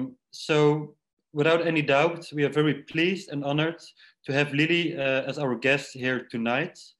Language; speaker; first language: English; non-native, fluent; Dutch